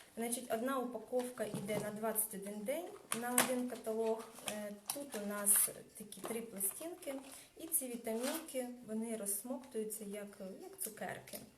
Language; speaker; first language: Ukrainian; non-native, local second language; Russian